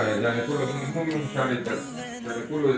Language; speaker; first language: Arabic; non-native, learner; Urdu